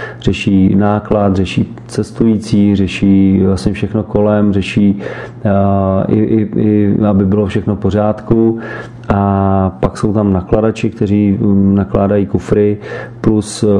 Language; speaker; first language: Czech; native; Czech